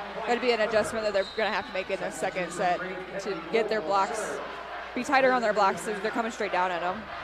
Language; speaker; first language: English; native; English